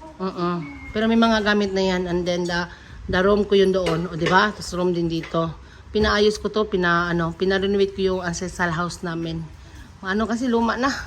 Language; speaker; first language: Filipino; non-native, local second language; Cebuano